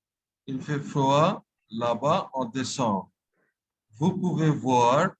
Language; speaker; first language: French; non-native, fluent; Bangla